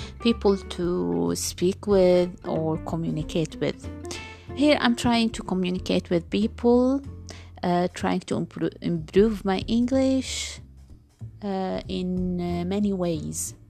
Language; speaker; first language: English; non-native, learner; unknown